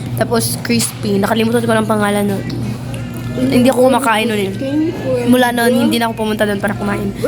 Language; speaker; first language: Filipino; non-native, local second language; Cebuano